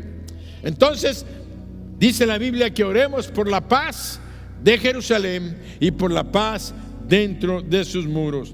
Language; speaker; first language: Spanish; native; Spanish